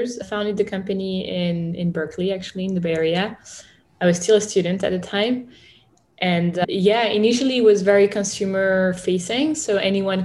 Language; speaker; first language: English; non-native, fluent; French